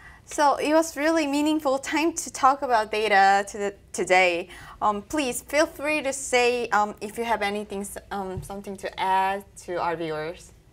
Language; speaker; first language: English; non-native, fluent; Korean